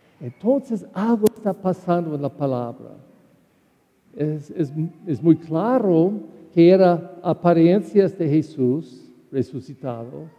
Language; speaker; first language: Spanish; non-native, learner; English